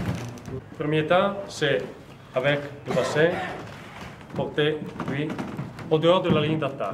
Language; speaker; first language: French; non-native, learner; Russian